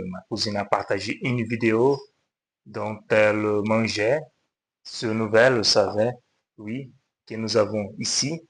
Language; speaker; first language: French; non-native, learner; Portuguese